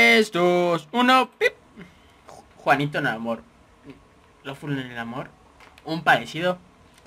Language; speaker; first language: Spanish; native; Spanish